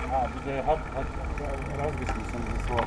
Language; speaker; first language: German; non-native, learner; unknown